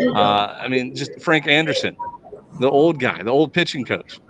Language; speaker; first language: English; native; English